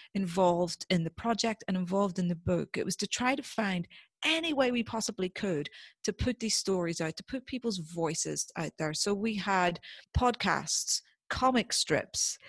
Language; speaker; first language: English; native; English